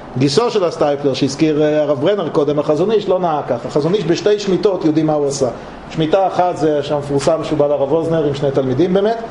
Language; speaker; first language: Hebrew; native; Hebrew